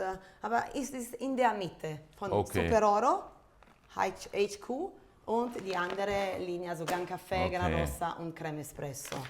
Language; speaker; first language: German; non-native, fluent; Italian